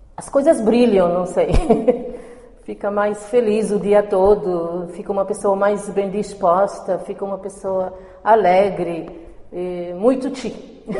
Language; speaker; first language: Portuguese; non-native, local second language; Kabuverdianu